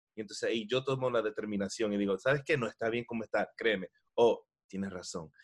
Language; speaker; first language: Spanish; early bilingual, heritage; Spanish